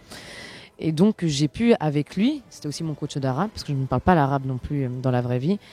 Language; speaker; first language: French; native; French